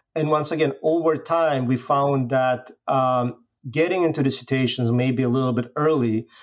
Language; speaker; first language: English; non-native, fluent; Russian